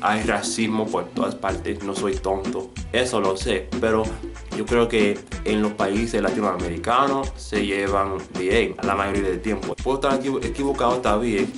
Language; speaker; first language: Spanish; non-native, fluent; English